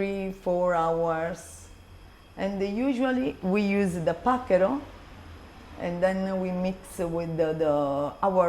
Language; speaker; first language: English; non-native, learner; Italian